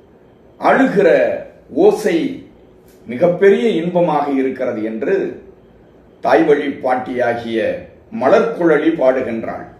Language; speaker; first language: Tamil; native; Tamil